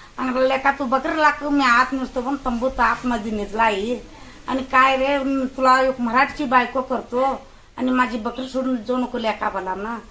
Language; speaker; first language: Marathi; non-native, local second language; Kannada